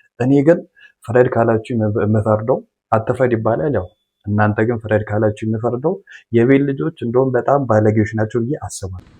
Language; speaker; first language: Amharic; native; Amharic